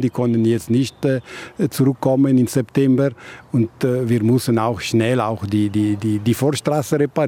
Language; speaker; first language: German; non-native, local second language; Italian